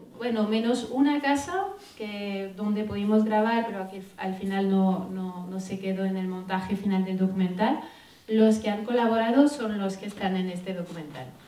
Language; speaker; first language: Spanish; non-native, fluent; French